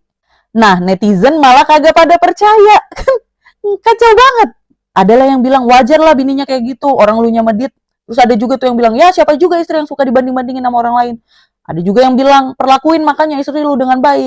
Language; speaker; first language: Indonesian; native; Indonesian